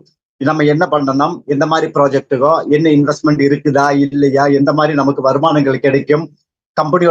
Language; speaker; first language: Tamil; native; Tamil